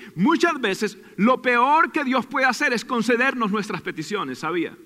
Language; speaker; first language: Spanish; native; Spanish